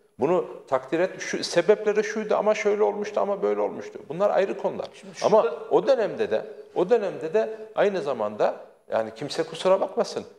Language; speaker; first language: Turkish; early bilingual, heritage; Turkish